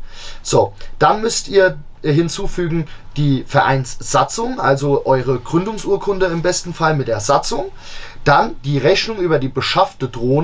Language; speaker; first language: German; native; German